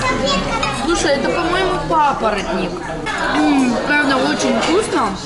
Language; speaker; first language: Russian; native; Russian